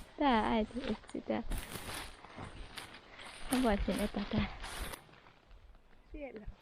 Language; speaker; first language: Finnish; non-native, learner; Thai